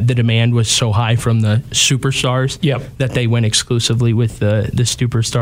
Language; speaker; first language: English; native; English